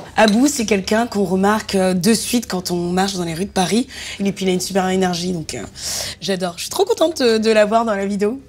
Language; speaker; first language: French; native; French